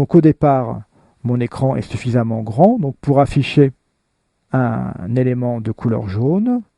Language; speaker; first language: French; native; French